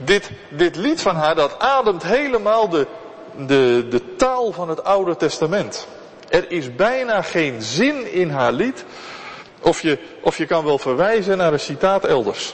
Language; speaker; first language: Dutch; native; Dutch